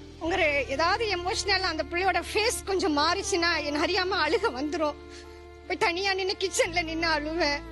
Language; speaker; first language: Tamil; native; Tamil